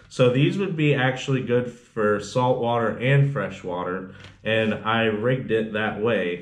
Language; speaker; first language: English; native; English